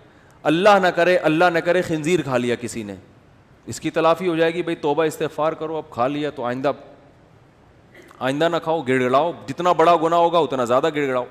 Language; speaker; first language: Urdu; native; Urdu